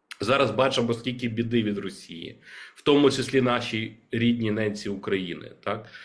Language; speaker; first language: Ukrainian; native; Ukrainian